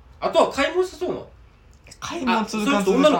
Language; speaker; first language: Japanese; native; Japanese